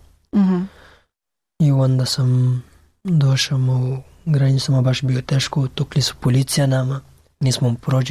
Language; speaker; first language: Serbian; non-native, learner; Pashto